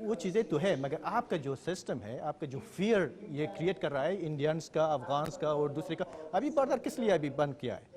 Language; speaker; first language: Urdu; non-native, fluent; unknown